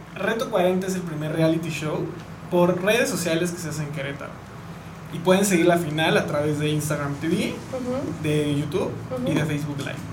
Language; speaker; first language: Spanish; native; Spanish